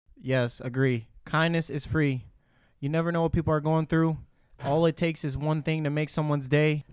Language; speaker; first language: English; native; English